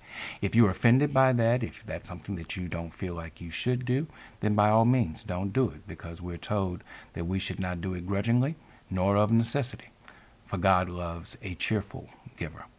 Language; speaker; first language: English; native; English